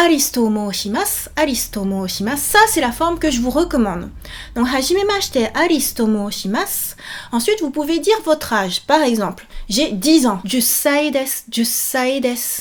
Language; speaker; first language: French; native; French